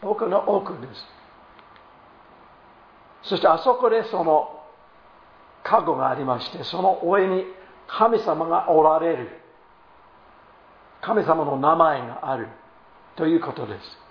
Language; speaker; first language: Japanese; non-native, fluent; English